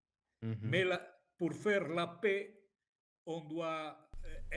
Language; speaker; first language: French; non-native, fluent; Italian